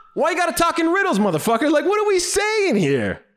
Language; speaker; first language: English; native; English